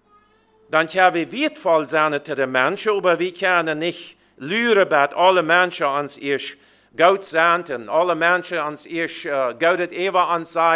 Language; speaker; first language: German; early bilingual, heritage; Plautdietsch